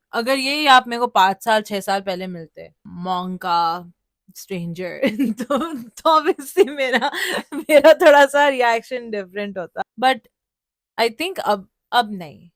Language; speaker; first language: Hindi; early bilingual, heritage; Hindi